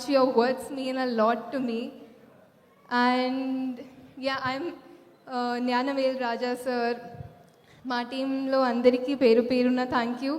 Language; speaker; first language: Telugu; non-native, fluent; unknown